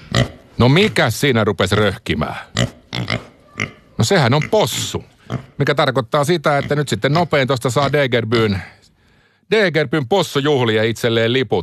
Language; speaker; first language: Finnish; native; Finnish